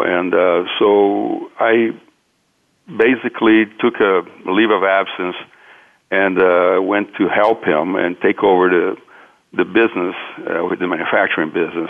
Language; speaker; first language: English; non-native, fluent; Portuguese